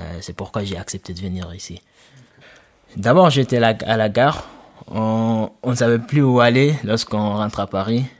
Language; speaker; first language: French; non-native, local second language; Soninke